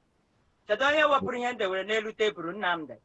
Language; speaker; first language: Igbo; native; Igbo